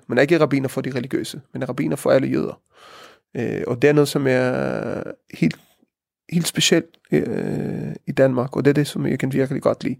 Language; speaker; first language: Danish; early bilingual, heritage; Danish